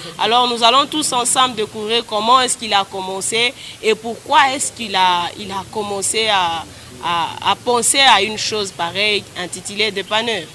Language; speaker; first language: French; non-native, local second language; Swahili